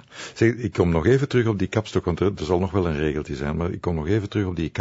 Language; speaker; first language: Dutch; native; Dutch